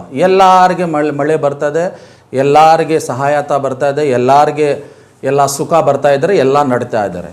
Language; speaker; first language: Kannada; non-native, local second language; Urdu